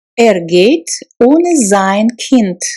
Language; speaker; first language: German; non-native, fluent; Russian